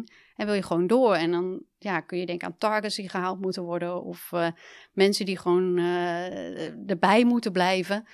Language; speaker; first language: Dutch; native; Dutch